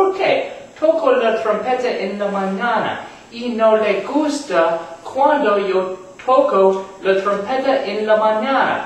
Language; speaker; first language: Spanish; non-native, learner; English